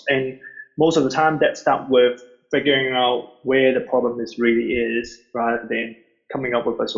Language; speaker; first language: English; non-native, local second language; Cantonese